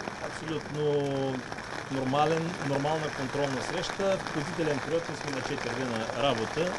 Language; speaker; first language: Bulgarian; native; Bulgarian